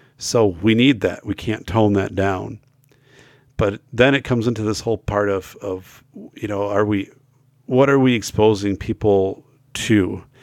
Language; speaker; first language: English; native; English